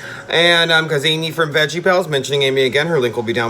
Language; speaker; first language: English; native; English